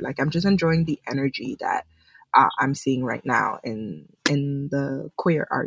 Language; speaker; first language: English; native; English